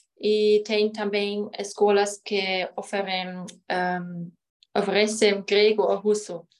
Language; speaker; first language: Portuguese; non-native, learner; German